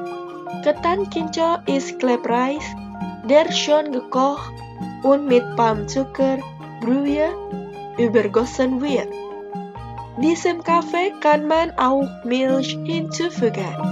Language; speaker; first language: German; non-native, fluent; Indonesian